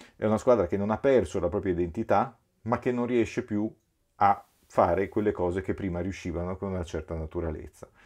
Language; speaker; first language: Italian; native; Italian